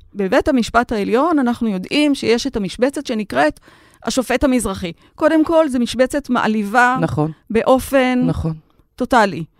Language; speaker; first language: Hebrew; native; Hebrew